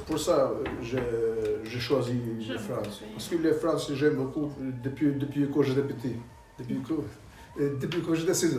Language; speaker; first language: French; non-native, learner; Albanian